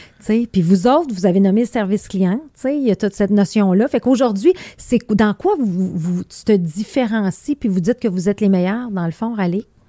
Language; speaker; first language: French; native; French